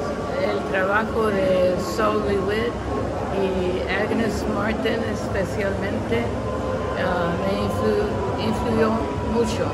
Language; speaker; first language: Spanish; non-native, local second language; English